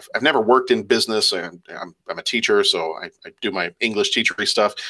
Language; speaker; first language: English; native; English